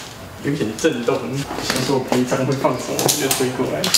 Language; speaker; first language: Chinese; native; Chinese